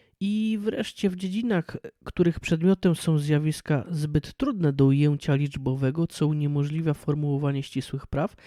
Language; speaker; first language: Polish; native; Polish